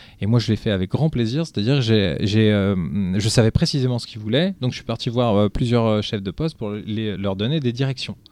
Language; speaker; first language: French; early bilingual, other home language; Portuguese